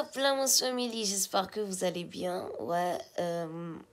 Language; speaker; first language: French; non-native, local second language; Rundi